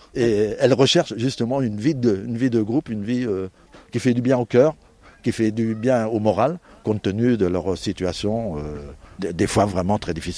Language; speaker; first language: French; native; French